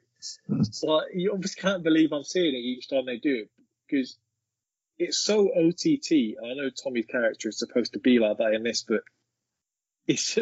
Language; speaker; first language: English; native; English